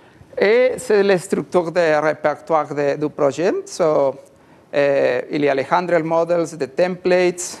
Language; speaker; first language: French; non-native, learner; Spanish